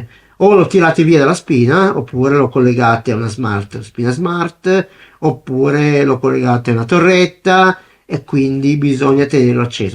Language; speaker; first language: Italian; native; Italian